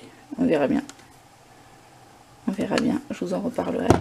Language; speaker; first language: French; native; French